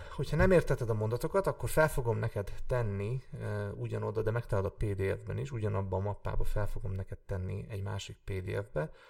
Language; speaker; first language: Hungarian; native; Hungarian